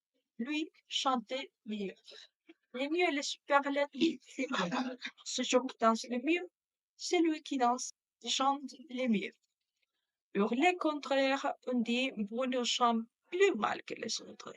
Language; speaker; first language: French; non-native, learner; Spanish